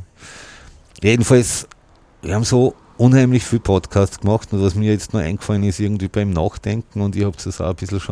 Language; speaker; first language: German; native; German